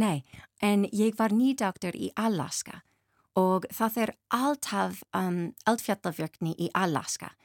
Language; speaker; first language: Icelandic; non-native, learner; English